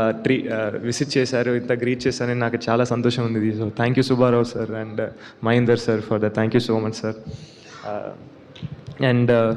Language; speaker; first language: Telugu; non-native, learner; Tamil